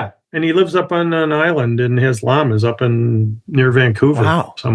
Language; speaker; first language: English; native; English